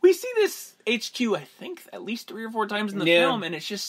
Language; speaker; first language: English; native; English